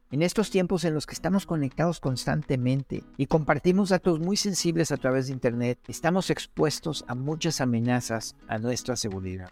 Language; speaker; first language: Spanish; native; Spanish